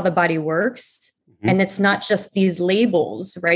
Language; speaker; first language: English; native; English